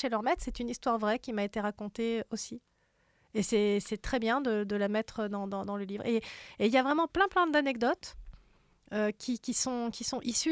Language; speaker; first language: French; native; French